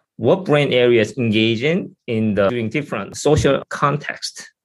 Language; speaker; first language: English; non-native, fluent; Korean